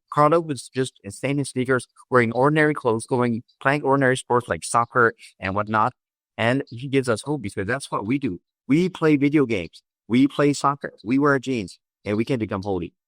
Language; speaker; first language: English; non-native, fluent; French